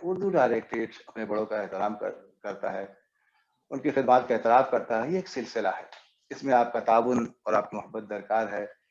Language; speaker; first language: Urdu; native; Urdu